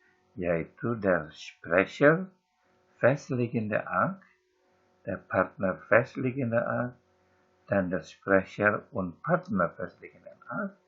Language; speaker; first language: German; non-native, fluent; Indonesian